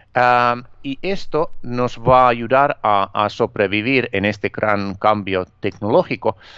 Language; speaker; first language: Spanish; non-native, fluent; Finnish